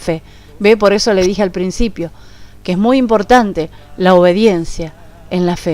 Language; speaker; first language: Spanish; native; Spanish